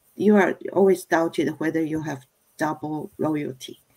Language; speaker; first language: English; non-native, fluent; Chinese